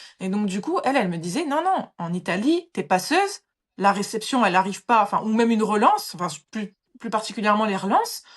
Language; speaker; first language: French; native; French